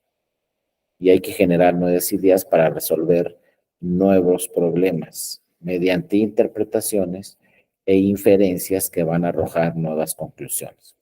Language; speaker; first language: Spanish; native; Spanish